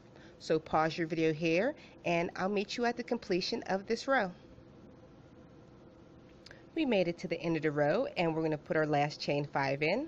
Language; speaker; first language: English; native; English